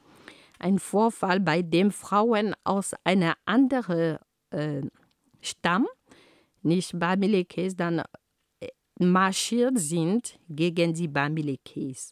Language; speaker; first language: German; non-native, fluent; Ghomala